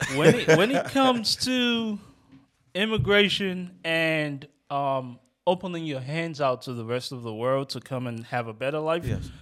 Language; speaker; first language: English; non-native, local second language; Yoruba